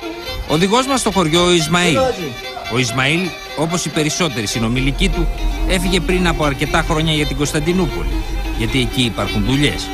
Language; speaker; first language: Greek; native; Greek